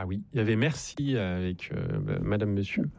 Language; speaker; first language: French; native; French